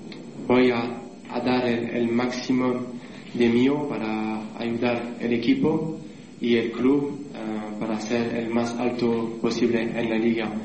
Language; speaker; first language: Spanish; non-native, learner; French